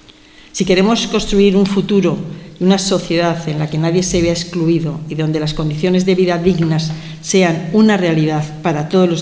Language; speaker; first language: Spanish; native; Spanish